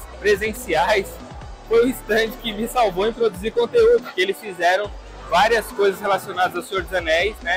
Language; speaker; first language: Portuguese; native; Portuguese